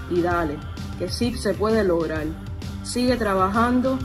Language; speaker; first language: Spanish; early bilingual, heritage; Spanish